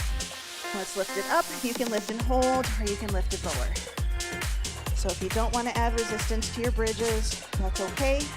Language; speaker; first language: English; native; English